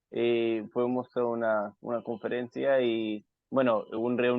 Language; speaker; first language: Spanish; non-native, fluent; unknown